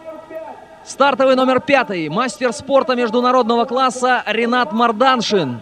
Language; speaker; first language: Russian; native; Russian